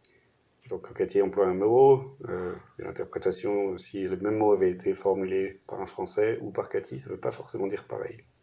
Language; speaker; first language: French; native; French